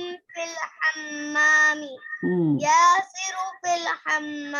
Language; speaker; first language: Arabic; non-native, learner; Urdu